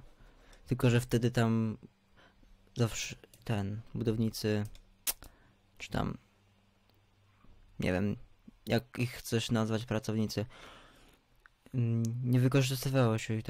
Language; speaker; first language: Polish; early bilingual, heritage; Polish